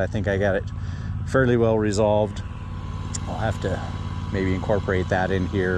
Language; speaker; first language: English; native; English